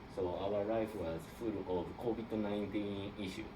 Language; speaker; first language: English; non-native, learner; Japanese